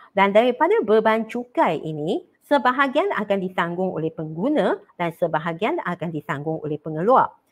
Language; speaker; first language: Malay; non-native, local second language; Chinese